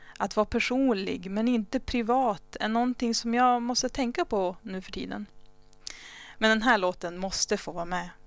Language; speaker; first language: Swedish; early bilingual, other home language; Spanish